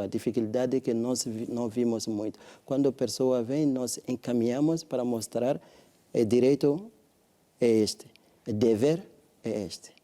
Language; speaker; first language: Portuguese; non-native, learner; French